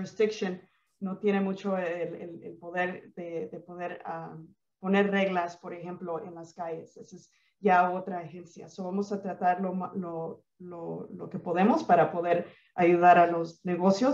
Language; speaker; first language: Spanish; early bilingual, heritage; Spanish